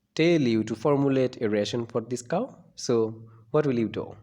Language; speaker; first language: English; non-native, local second language; Bangla